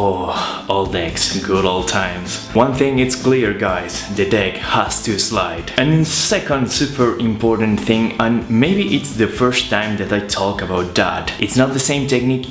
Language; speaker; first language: English; non-native, fluent; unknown